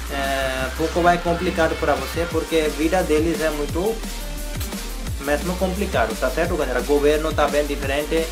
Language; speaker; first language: Portuguese; non-native, learner; Hindi